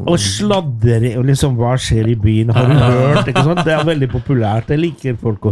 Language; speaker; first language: Norwegian; non-native, fluent; Spanish